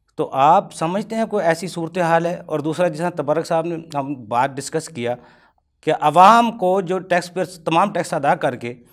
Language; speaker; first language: Urdu; non-native, local second language; Punjabi